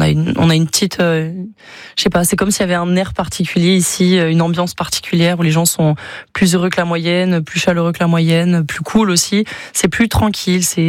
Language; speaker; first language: French; native; French